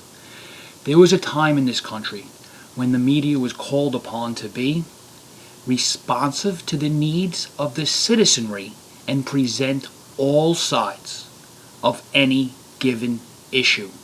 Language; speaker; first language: English; native; English